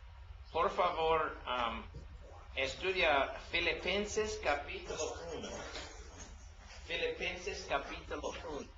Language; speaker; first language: Spanish; non-native, learner; English